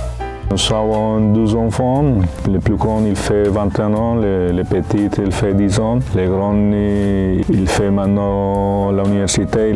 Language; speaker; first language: French; non-native, fluent; Spanish